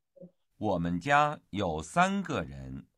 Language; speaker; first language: Chinese; non-native, learner; Vietnamese